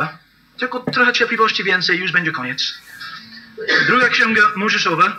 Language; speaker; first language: Polish; non-native, learner; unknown